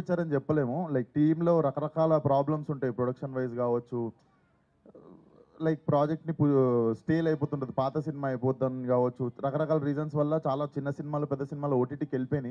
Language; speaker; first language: Telugu; native; Telugu